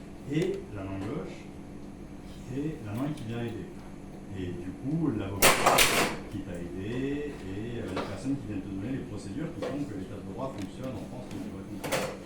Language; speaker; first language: French; native; French